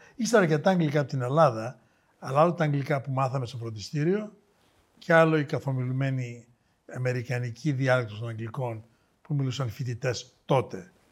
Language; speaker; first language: Greek; native; Greek